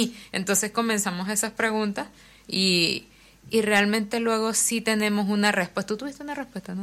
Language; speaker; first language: Spanish; native; Spanish